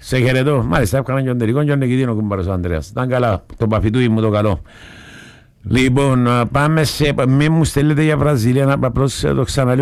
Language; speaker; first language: Greek; native; Greek